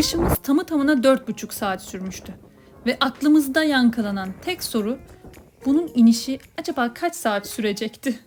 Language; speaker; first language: Turkish; native; Turkish